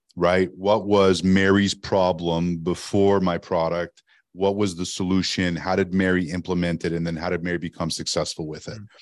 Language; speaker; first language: English; native; English